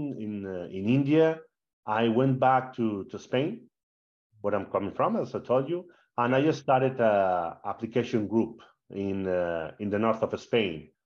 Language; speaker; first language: English; non-native, fluent; Spanish